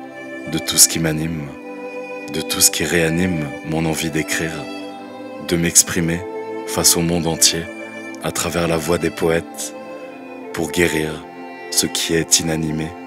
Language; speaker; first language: French; native; French